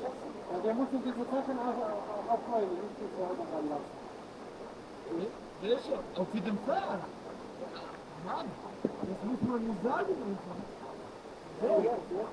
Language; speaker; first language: German; non-native, learner; Arabic